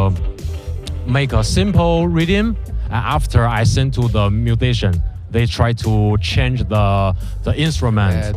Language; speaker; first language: English; non-native, learner; Chinese